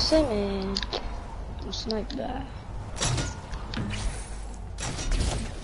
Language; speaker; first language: French; native; French